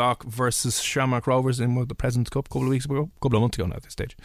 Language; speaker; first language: English; native; English